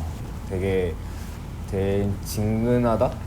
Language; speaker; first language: Korean; early bilingual, heritage; English